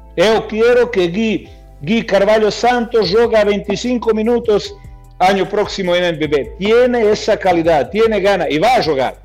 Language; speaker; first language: Spanish; non-native, fluent; Croatian